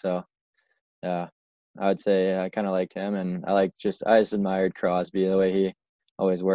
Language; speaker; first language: English; native; English